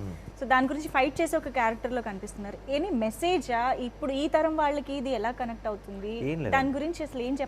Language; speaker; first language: Telugu; native; Telugu